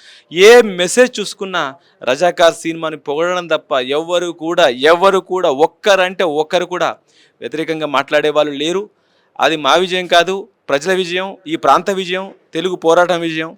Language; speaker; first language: Telugu; native; Telugu